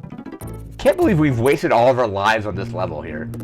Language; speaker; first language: English; native; English